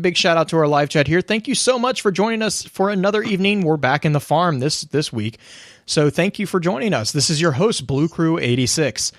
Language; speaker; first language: English; native; English